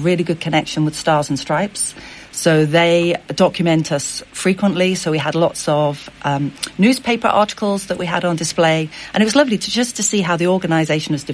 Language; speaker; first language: English; native; English